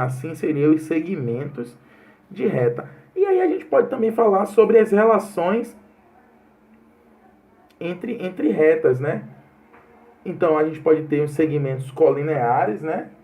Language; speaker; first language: Portuguese; native; Portuguese